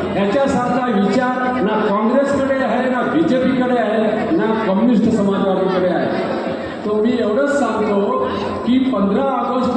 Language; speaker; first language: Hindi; non-native, local second language; Kannada